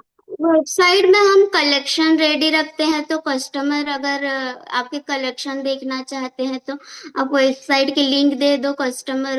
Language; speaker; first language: Hindi; non-native, local second language; Odia